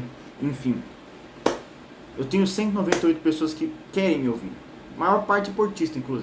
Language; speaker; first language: Portuguese; native; Portuguese